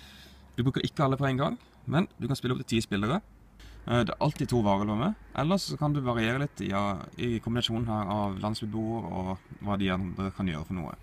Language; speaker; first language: Norwegian; native; Norwegian